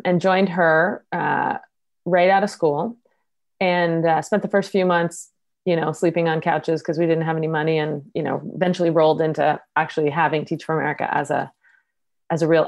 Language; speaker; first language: English; native; English